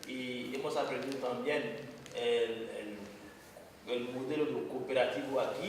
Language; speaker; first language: Spanish; non-native, fluent; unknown